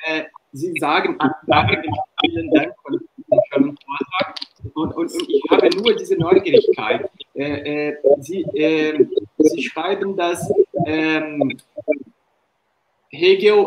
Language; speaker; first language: German; non-native, fluent; Portuguese